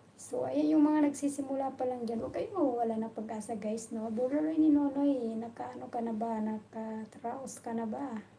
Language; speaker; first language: Filipino; non-native, local second language; Bikol